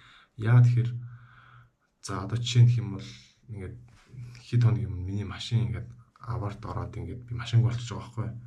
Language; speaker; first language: Mongolian; native; Mongolian